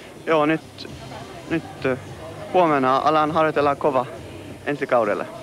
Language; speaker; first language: Finnish; non-native, local second language; Swedish